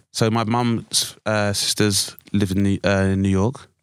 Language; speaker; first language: English; native; English